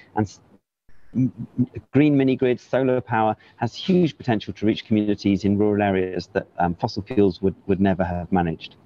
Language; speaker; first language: English; native; English